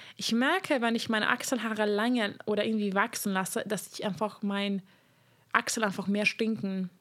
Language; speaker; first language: German; non-native, fluent; Hungarian